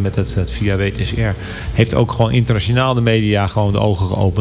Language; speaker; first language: Dutch; native; Dutch